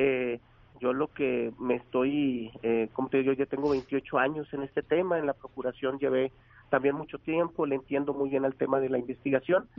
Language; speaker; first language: Spanish; native; Spanish